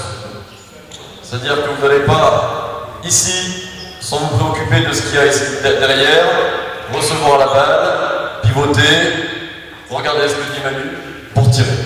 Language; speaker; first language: French; native; French